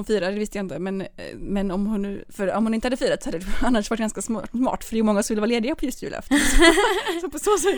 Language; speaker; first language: Swedish; native; Swedish